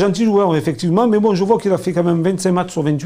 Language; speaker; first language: French; native; French